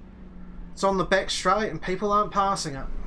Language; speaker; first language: English; native; English